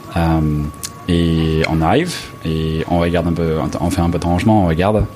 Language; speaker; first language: French; non-native, fluent; English